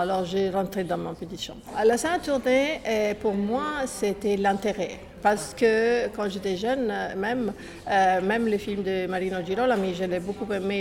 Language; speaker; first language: French; non-native, fluent; Italian